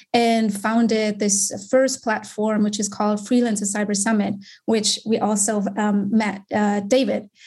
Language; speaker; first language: English; non-native, fluent; German